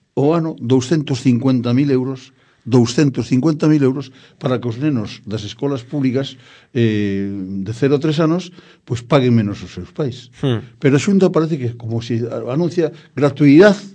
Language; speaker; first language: Galician; native; Galician